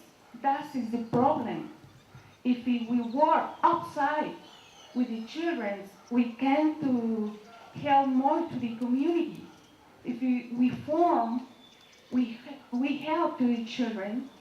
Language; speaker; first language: English; non-native, learner; Spanish